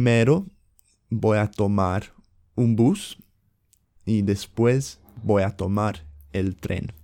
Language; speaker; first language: Spanish; non-native, fluent; English